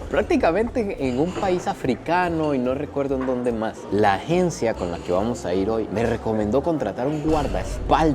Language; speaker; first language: Spanish; native; Spanish